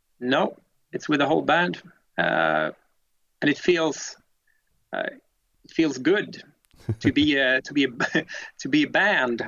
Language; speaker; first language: English; non-native, fluent; Swedish